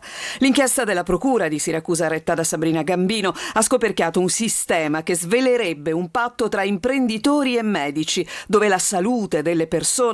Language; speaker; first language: Italian; native; Italian